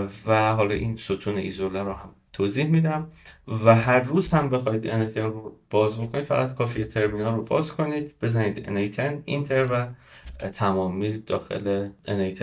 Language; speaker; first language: Persian; native; Persian